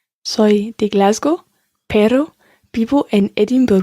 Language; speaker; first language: Spanish; non-native, learner; English